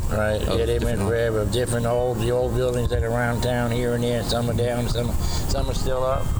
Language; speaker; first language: English; native; English